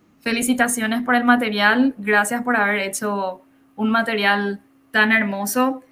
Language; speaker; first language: Spanish; native; Spanish